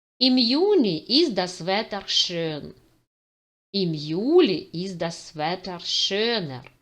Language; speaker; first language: German; non-native, fluent; Ukrainian